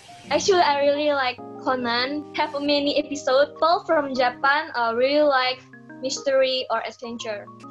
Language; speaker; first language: English; non-native, learner; Indonesian